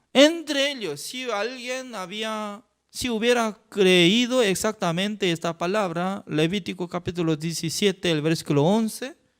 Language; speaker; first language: Spanish; non-native, fluent; Korean